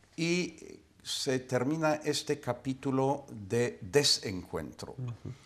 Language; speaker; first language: Spanish; non-native, fluent; Hebrew